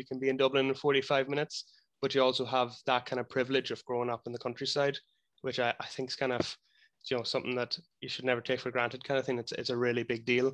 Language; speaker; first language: English; native; English